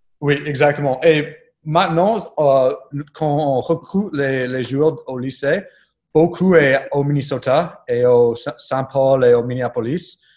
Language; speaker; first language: French; non-native, learner; English